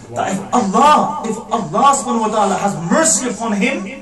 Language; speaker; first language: English; early bilingual, other home language; Punjabi